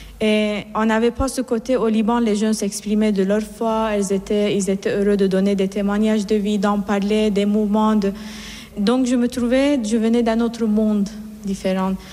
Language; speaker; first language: French; non-native, fluent; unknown